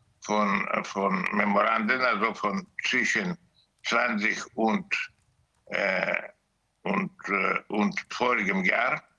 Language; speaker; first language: German; non-native, learner; Greek